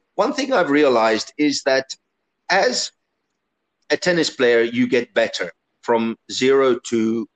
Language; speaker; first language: English; early bilingual, other home language; Italian